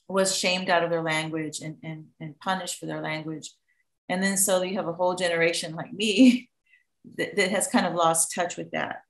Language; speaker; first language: English; native; English